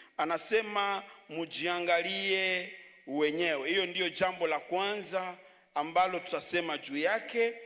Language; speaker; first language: Swahili; native; Swahili